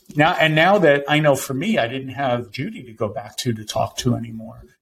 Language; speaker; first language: English; native; English